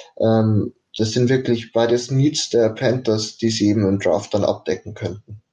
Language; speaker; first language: German; native; German